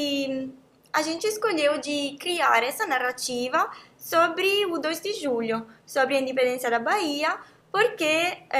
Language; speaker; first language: Portuguese; non-native, fluent; Italian